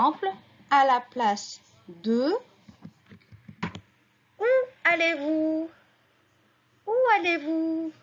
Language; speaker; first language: French; non-native, local second language; Arabic